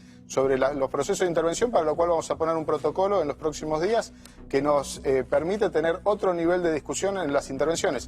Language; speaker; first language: Spanish; native; Spanish